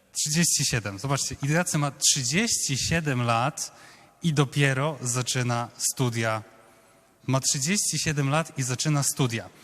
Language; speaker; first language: Polish; native; Polish